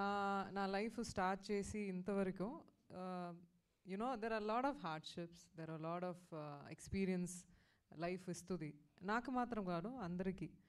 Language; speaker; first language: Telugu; non-native, fluent; Tamil